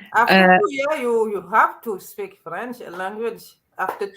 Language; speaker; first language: English; non-native, learner; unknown